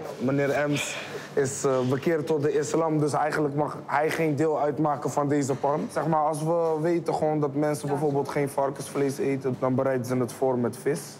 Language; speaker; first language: Dutch; early bilingual, other home language; Kabuverdianu